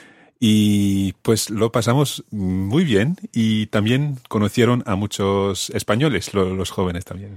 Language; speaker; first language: Spanish; non-native, fluent; English